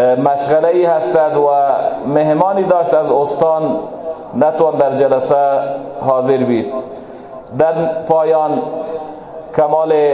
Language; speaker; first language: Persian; non-native, local second language; Baluchi